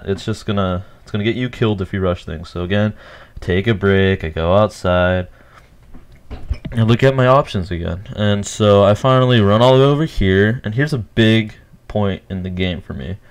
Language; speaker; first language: English; native; English